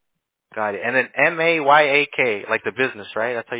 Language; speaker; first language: English; native; English